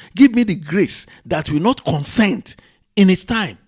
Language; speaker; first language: English; non-native, local second language; Yoruba